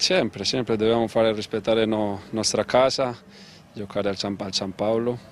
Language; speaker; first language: Italian; non-native, learner; Spanish